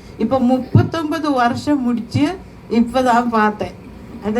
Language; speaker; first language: Tamil; non-native, learner; Malayalam